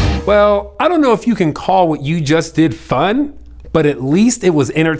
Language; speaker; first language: English; native; English